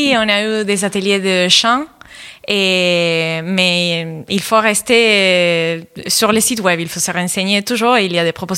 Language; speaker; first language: French; non-native, fluent; Spanish